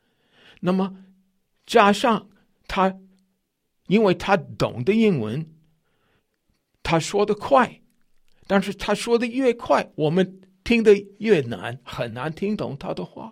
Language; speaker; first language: Chinese; non-native, fluent; English